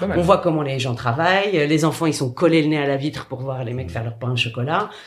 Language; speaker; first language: French; native; French